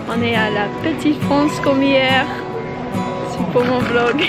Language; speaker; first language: French; non-native, learner; English